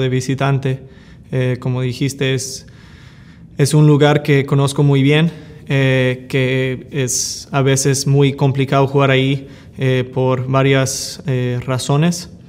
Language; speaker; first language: Spanish; early bilingual, heritage; English